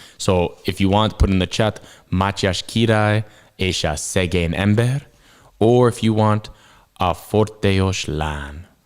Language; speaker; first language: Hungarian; non-native, learner; English